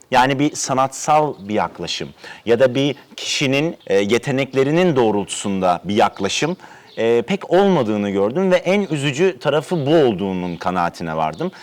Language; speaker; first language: Turkish; early bilingual, heritage; Turkish